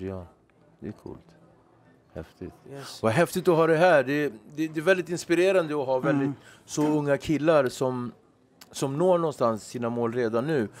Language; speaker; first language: Swedish; native; Swedish